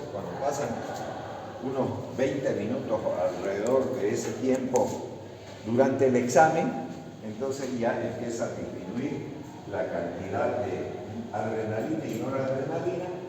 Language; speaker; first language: Spanish; native; Spanish